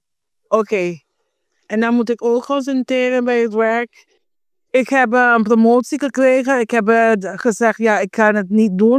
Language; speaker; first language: Dutch; non-native, fluent; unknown